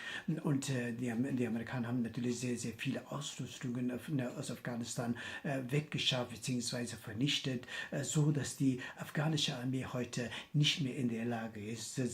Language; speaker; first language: German; non-native, fluent; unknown